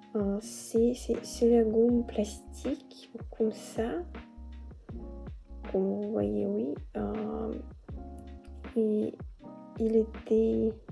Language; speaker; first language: French; non-native, learner; Russian